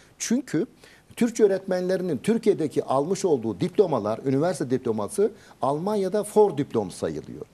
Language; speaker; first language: Turkish; native; Turkish